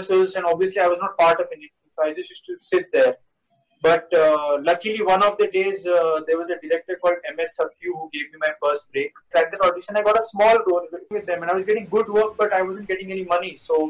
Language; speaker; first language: English; non-native, local second language; Hindi